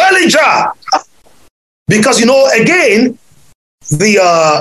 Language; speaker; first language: English; non-native, local second language; Yoruba